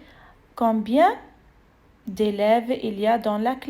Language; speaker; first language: French; non-native, fluent; Arabic